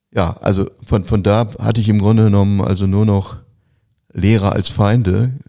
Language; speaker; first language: German; native; German